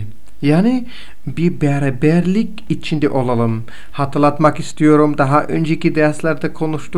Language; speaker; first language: Turkish; non-native, fluent; Bulgarian